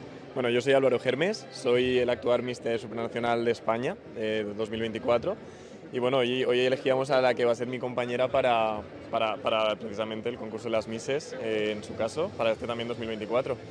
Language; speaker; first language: Spanish; native; Spanish